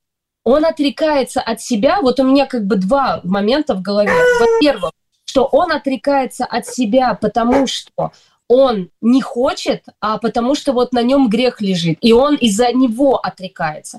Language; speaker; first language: Russian; native; Russian